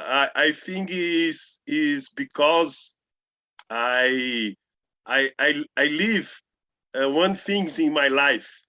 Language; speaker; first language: English; non-native, learner; Portuguese